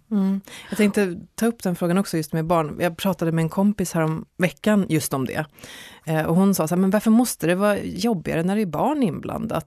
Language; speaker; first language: Swedish; native; Swedish